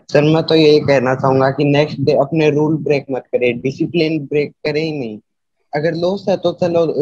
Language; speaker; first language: Hindi; native; Hindi